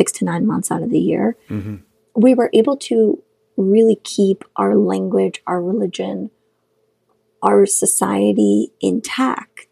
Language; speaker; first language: English; non-native, fluent; Shughni